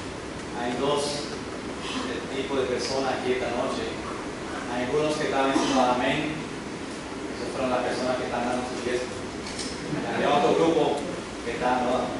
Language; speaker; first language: Spanish; early bilingual, heritage; English